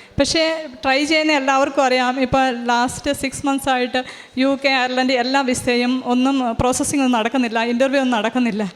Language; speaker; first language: Malayalam; native; Malayalam